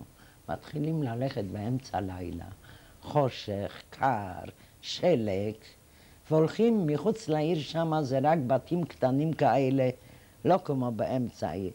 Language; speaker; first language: Hebrew; non-native, fluent; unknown